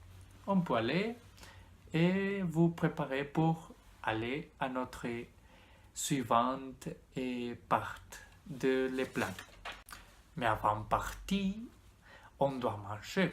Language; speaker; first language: French; non-native, learner; Spanish